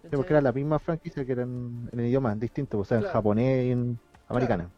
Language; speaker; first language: Spanish; native; Spanish